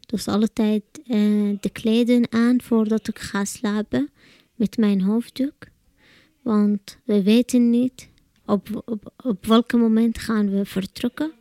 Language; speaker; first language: Dutch; non-native, learner; Arabic